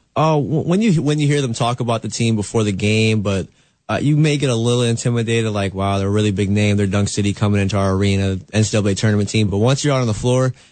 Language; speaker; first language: English; native; English